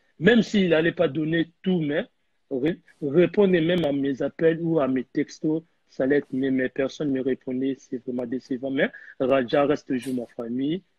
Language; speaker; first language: French; non-native, local second language; Lingala